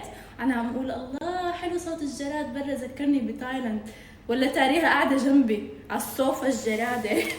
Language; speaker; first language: Arabic; native; Arabic